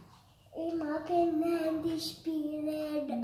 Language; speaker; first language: German; early bilingual, other home language; English